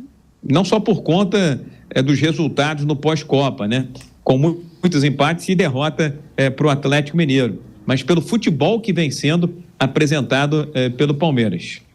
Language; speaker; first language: Portuguese; native; Portuguese